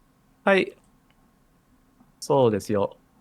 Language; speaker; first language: Japanese; non-native, learner; English